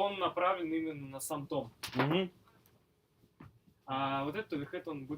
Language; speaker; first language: Russian; native; Russian